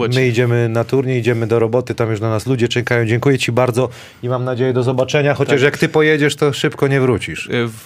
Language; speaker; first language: Polish; native; Polish